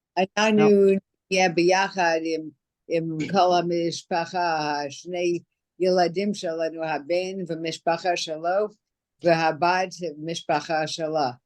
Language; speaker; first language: Hebrew; non-native, learner; English